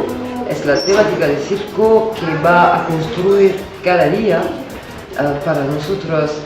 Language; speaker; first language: Spanish; non-native, fluent; French